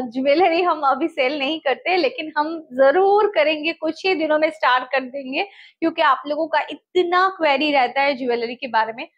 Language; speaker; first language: Hindi; non-native, local second language; Bangla